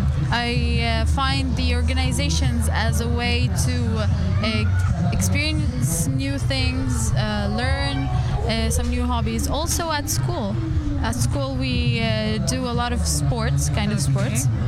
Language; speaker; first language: English; non-native, fluent; Arabic